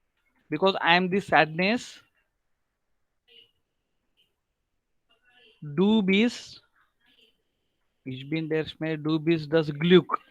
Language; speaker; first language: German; non-native, fluent; Marathi